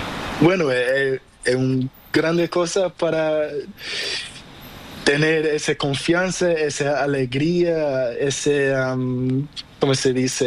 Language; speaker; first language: Spanish; non-native, learner; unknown